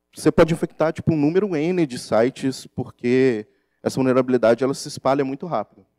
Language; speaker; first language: Portuguese; native; Portuguese